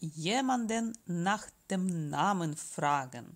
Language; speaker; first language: German; non-native, fluent; Russian